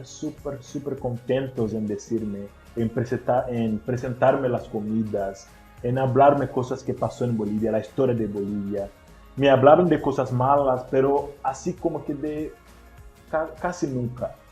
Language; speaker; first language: Spanish; non-native, fluent; Portuguese